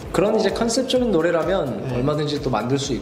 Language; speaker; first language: Korean; native; Korean